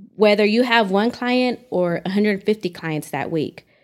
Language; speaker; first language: English; native; English